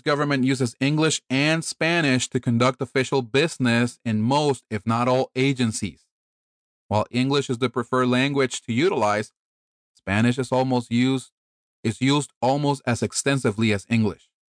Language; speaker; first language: English; early bilingual, other home language; Spanish